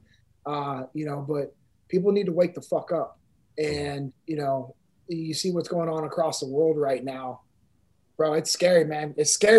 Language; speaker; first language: English; native; English